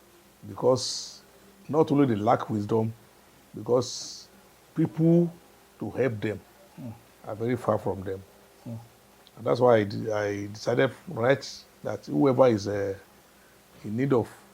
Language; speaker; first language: English; non-native, local second language; Yoruba